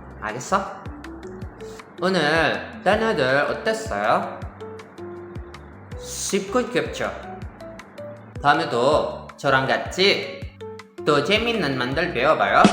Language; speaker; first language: Korean; non-native, learner; Indonesian